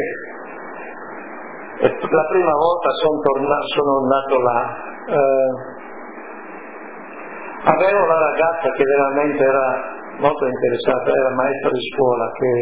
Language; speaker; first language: Italian; native; Italian